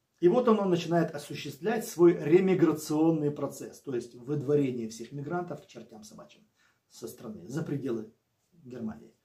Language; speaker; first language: Russian; native; Russian